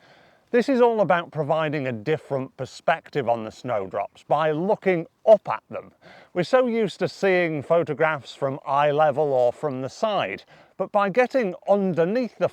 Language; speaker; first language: English; native; English